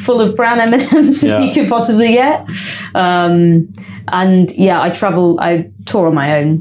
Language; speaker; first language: English; native; English